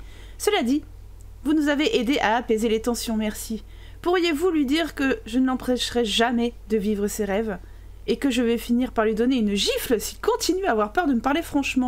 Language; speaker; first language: French; native; French